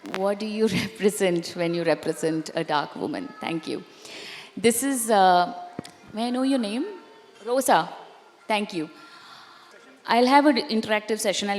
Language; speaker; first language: English; non-native, local second language; Malayalam